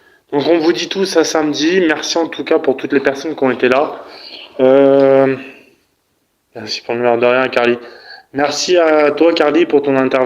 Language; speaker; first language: French; native; French